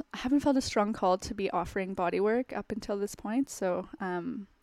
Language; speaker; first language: English; native; English